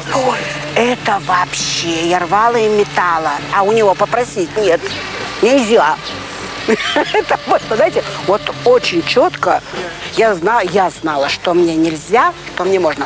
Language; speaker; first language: Russian; native; Russian